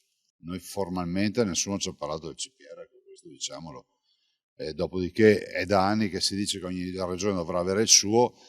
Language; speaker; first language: Italian; native; Italian